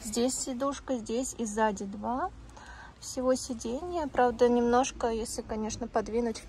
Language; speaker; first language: Russian; native; Russian